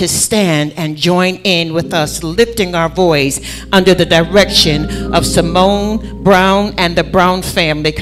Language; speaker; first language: English; native; English